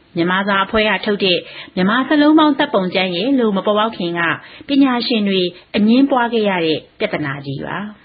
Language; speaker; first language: Burmese; native; Burmese